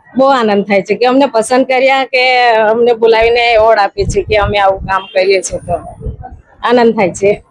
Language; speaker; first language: Gujarati; non-native, local second language; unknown